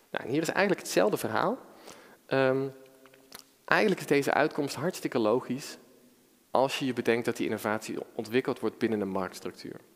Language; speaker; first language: Dutch; native; Dutch